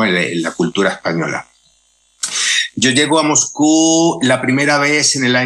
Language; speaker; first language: Spanish; native; Spanish